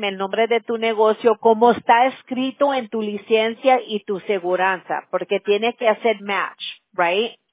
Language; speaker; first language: Spanish; early bilingual, other home language; English